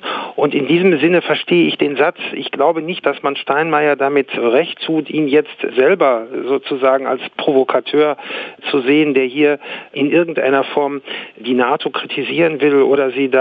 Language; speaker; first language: German; native; German